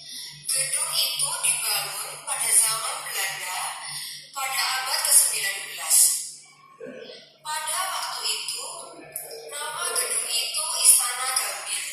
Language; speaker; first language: Indonesian; non-native, learner; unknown